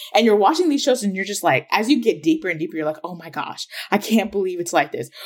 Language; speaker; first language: English; early bilingual, other home language; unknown